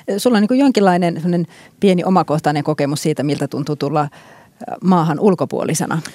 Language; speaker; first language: Finnish; native; Finnish